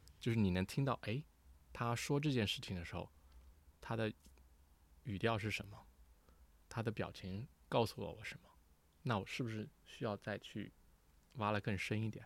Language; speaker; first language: Chinese; early bilingual, heritage; Chinese